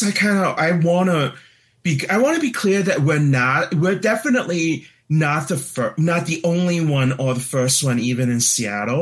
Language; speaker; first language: English; non-native, local second language; Cantonese